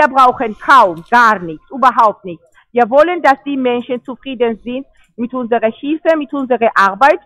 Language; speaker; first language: German; non-native, fluent; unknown